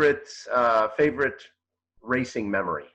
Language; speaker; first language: English; native; English